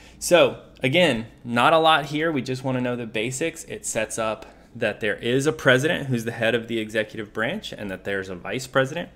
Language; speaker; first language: English; native; English